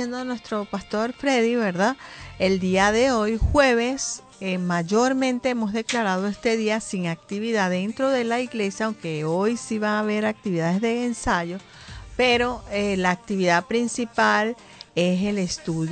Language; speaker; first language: Spanish; native; Spanish